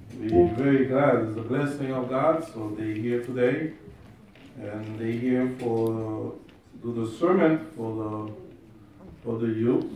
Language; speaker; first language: English; non-native, learner; Haitian Creole